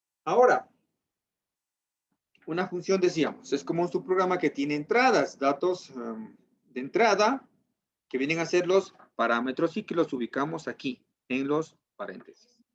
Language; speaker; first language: Spanish; native; Spanish